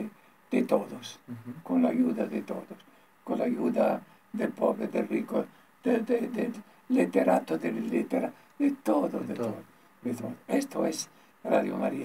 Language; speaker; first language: Spanish; non-native, learner; Italian